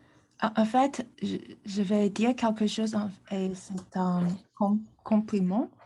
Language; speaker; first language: French; non-native, fluent; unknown